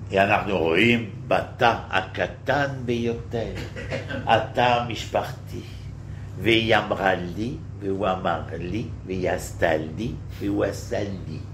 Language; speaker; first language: Hebrew; non-native, fluent; French